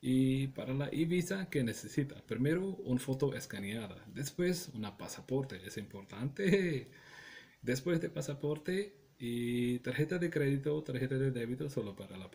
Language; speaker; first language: Spanish; non-native, learner; Punjabi